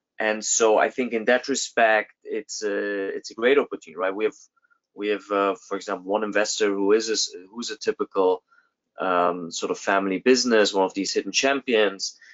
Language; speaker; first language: English; non-native, fluent; German